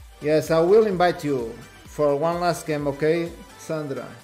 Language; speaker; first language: English; non-native, learner; Portuguese